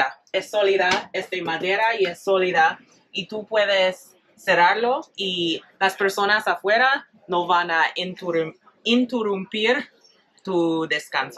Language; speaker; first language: Spanish; non-native, fluent; English